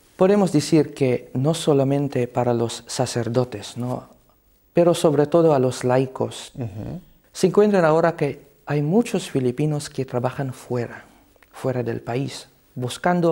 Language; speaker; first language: Spanish; non-native, fluent; Cebuano